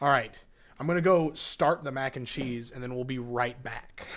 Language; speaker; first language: English; native; English